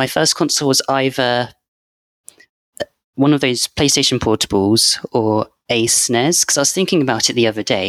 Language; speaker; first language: English; native; English